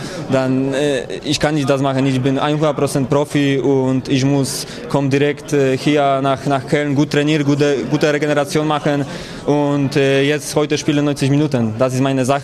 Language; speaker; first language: German; non-native, learner; Polish